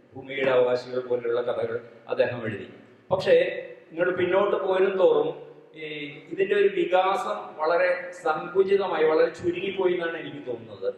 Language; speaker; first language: Malayalam; native; Malayalam